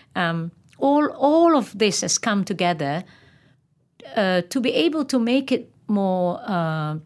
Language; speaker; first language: English; non-native, local second language; Malay